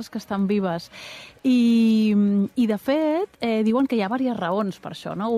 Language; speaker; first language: Catalan; native; Catalan